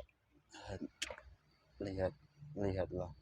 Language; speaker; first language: Indonesian; native; Indonesian